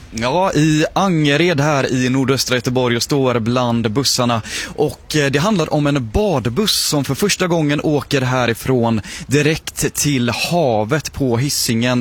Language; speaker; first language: Swedish; native; Swedish